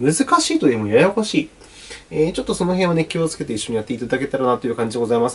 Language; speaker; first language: Japanese; native; Japanese